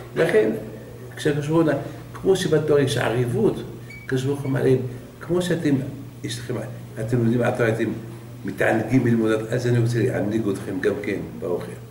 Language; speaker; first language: Hebrew; non-native, fluent; Arabic